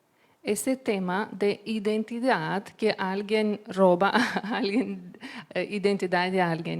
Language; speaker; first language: Spanish; non-native, learner; Lithuanian